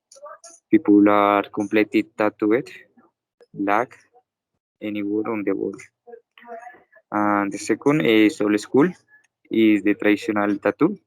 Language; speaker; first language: English; non-native, learner; Spanish